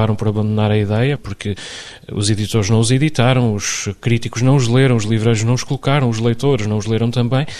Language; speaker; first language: Portuguese; native; Portuguese